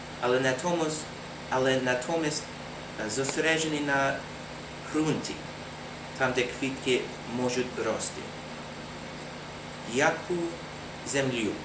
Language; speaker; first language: Ukrainian; non-native, learner; English